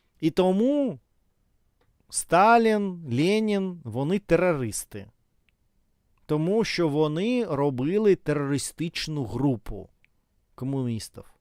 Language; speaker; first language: Ukrainian; non-native, fluent; Russian